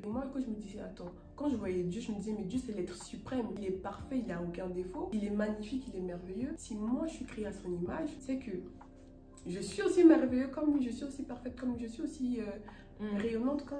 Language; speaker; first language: French; native; French